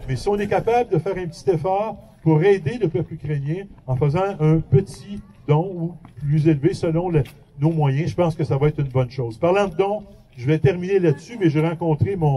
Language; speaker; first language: French; native; French